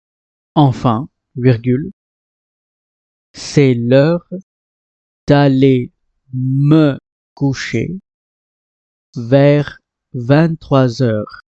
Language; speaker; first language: French; non-native, fluent; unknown